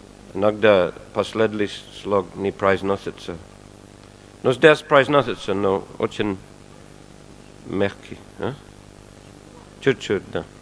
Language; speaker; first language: Russian; non-native, fluent; English